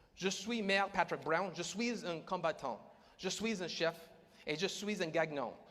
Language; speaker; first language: French; non-native, learner; English